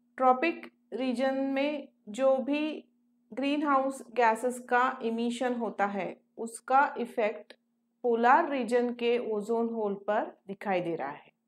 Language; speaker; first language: Hindi; non-native, local second language; Marathi